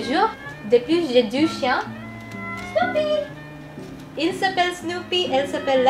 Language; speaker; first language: French; non-native, learner; Filipino